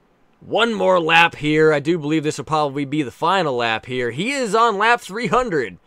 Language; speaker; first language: English; native; English